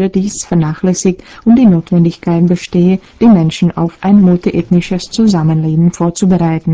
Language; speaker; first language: German; native; German